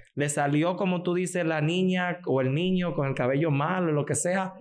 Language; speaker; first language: Spanish; native; Spanish